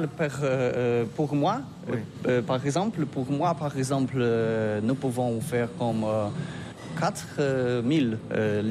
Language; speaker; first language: French; non-native, learner; Polish